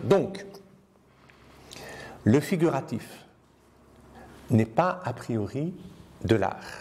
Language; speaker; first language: French; native; French